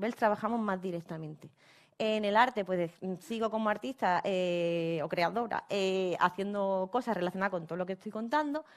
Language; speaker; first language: Spanish; native; Spanish